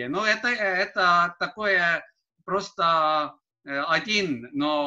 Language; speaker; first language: Russian; non-native, learner; Estonian